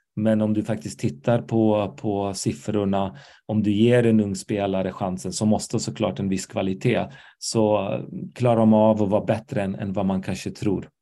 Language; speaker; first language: Swedish; early bilingual, other home language; Arabic